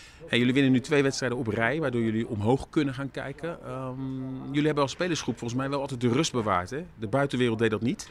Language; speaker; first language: Dutch; native; Dutch